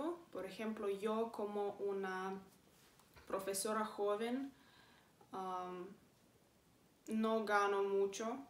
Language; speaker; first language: Spanish; non-native, fluent; Romanian